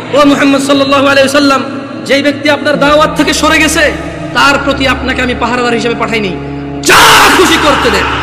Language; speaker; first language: Bangla; early bilingual, heritage; Bangla